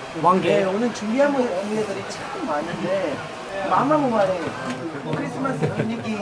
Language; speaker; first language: Korean; non-native, learner; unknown